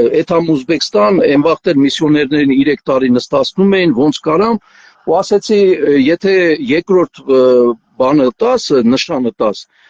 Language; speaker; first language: Armenian; native; Armenian